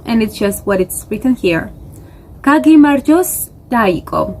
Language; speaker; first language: English; non-native, fluent; Georgian